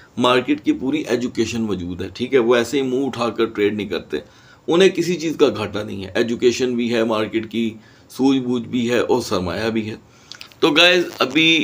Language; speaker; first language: Urdu; native; Urdu